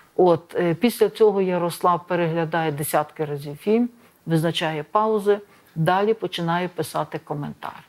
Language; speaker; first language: Ukrainian; native; Ukrainian